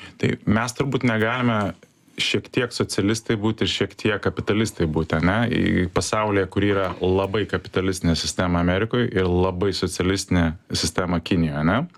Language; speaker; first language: Lithuanian; early bilingual, heritage; Lithuanian